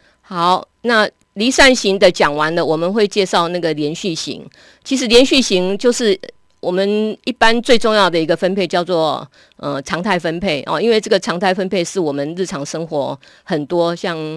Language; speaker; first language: Chinese; native; Chinese